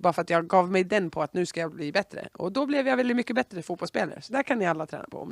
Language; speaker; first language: Swedish; native; Swedish